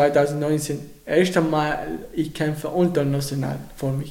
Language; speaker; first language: German; non-native, learner; Arabic